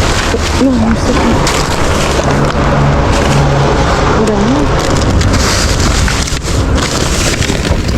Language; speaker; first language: Spanish; non-native, learner; Filipino